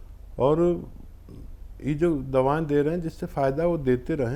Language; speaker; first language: Hindi; native; Hindi